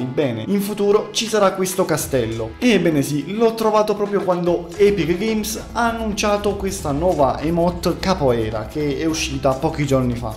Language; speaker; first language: Italian; native; Italian